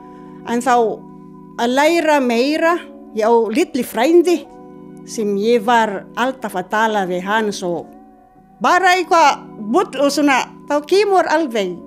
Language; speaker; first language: Icelandic; non-native, learner; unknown